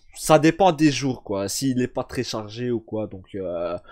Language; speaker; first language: French; early bilingual, other home language; Turkish